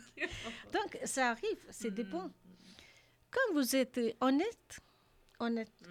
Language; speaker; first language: French; non-native, learner; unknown